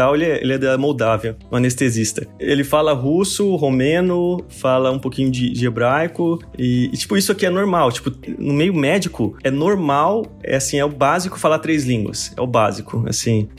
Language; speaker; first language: Portuguese; native; Portuguese